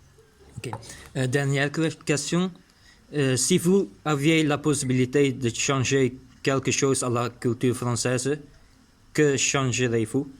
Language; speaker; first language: French; non-native, learner; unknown